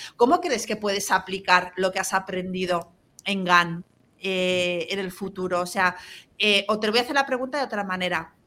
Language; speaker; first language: Spanish; native; Spanish